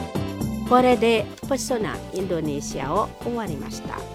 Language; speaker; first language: Japanese; non-native, fluent; Indonesian